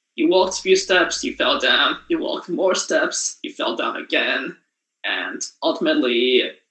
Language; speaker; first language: English; non-native, fluent; Japanese